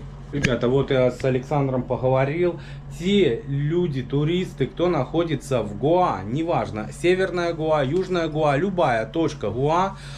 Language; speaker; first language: Russian; native; Russian